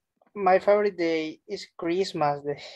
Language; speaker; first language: English; non-native, learner; Spanish